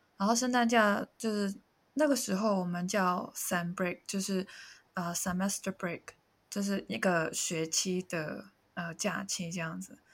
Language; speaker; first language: Chinese; non-native, local second language; Cantonese